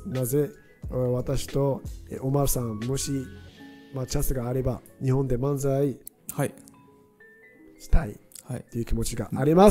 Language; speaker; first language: Japanese; non-native, fluent; Arabic